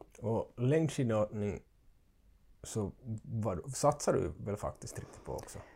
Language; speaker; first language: Swedish; native; Swedish